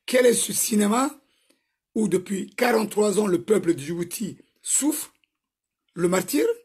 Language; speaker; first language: French; non-native, local second language; Somali